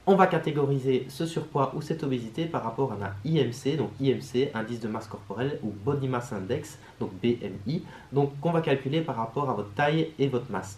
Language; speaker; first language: French; native; French